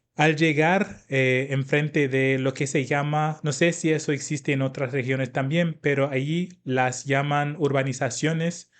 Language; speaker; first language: Spanish; non-native, fluent; English